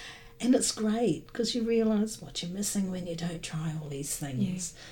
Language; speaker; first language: English; native; English